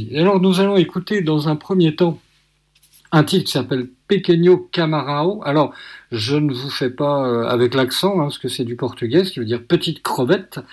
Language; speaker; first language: French; native; French